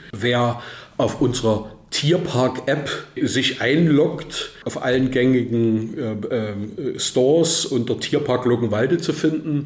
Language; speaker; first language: German; native; German